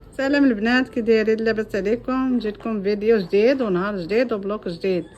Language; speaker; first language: Arabic; native; Arabic